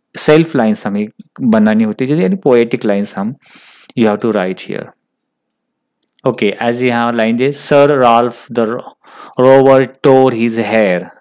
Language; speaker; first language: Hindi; non-native, local second language; Marathi